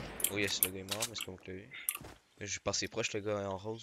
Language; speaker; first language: French; native; French